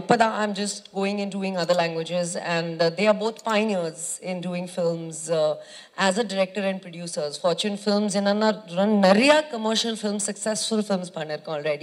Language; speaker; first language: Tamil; non-native, learner; Kannada